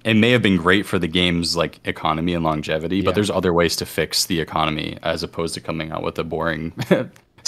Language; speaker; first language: English; native; English